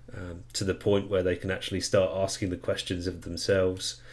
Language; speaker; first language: English; native; English